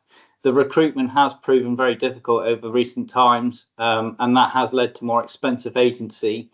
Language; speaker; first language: English; native; English